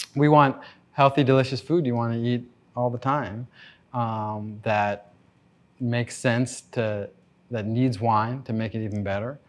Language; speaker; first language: English; native; English